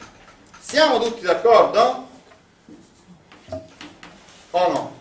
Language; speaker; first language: Italian; native; Italian